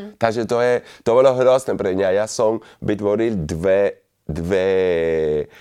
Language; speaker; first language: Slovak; non-native, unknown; Spanish